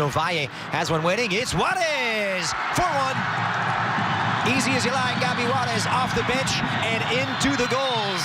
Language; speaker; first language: English; native; English